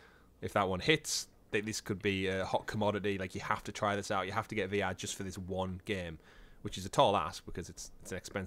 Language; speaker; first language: English; native; English